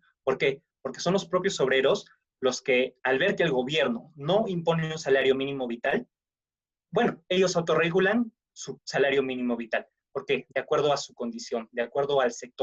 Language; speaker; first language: Spanish; native; Spanish